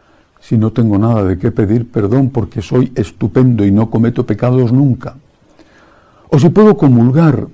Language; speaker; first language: Spanish; native; Spanish